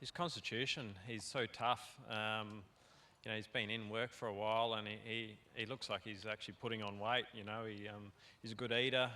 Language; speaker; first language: English; native; English